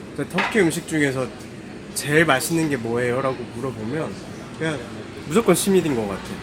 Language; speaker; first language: Korean; native; Korean